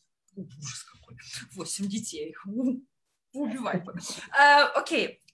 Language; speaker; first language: Russian; native; Russian